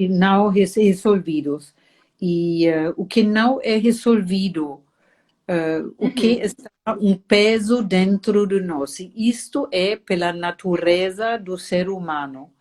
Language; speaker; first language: Portuguese; non-native, fluent; German